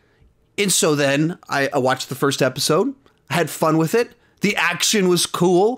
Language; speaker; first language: English; native; English